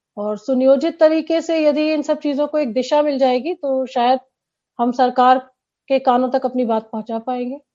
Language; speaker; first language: Hindi; native; Hindi